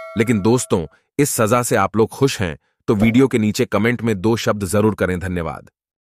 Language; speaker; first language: Hindi; native; Hindi